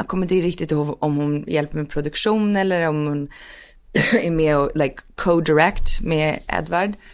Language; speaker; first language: Swedish; early bilingual, heritage; Swedish